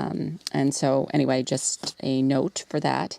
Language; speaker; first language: English; native; English